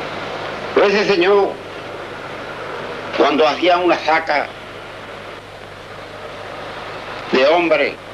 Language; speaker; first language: Spanish; native; Spanish